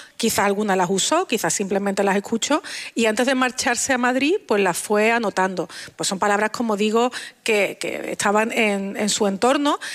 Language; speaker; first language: Spanish; native; Spanish